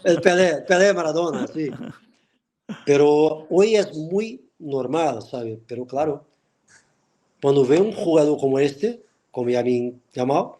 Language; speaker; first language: Spanish; non-native, fluent; Portuguese